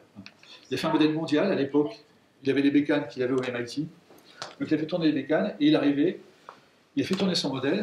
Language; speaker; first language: French; native; French